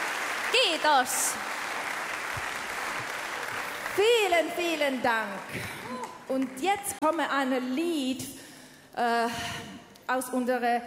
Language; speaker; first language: German; non-native, learner; Finnish